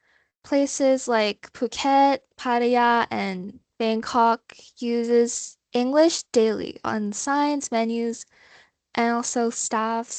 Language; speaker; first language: English; non-native, fluent; Thai